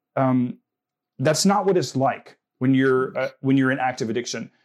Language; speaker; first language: English; native; English